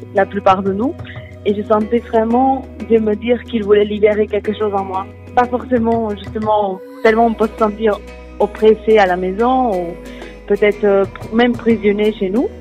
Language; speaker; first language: French; non-native, fluent; Portuguese